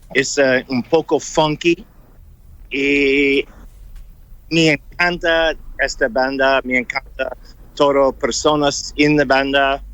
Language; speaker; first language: Spanish; non-native, learner; English